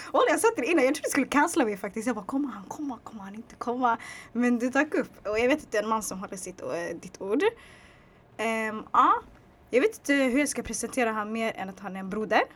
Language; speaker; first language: Swedish; early bilingual, other home language; Tigrinya